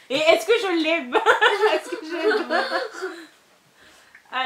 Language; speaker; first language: French; native; French